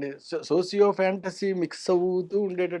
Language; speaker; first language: Telugu; native; Telugu